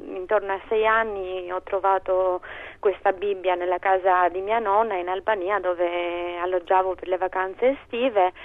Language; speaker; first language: Italian; non-native, fluent; Albanian